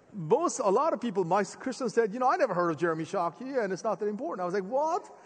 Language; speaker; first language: English; native; English